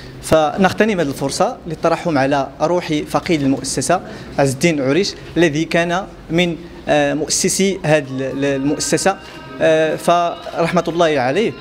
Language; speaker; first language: Arabic; native; Arabic